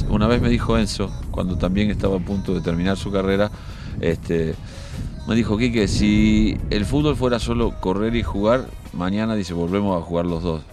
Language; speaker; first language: Spanish; native; Spanish